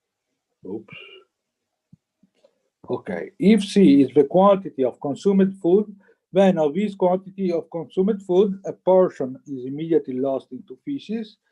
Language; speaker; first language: English; non-native, fluent; Italian